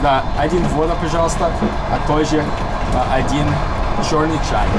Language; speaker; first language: Russian; non-native, learner; English